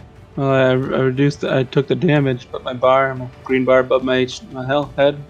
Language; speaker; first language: English; native; English